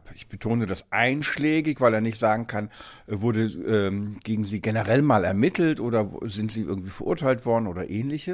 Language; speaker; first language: German; native; German